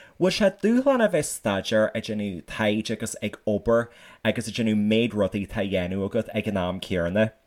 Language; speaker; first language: Irish; native; Irish